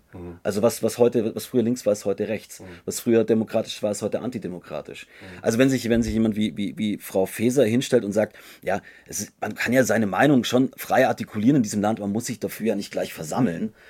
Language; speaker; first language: German; native; German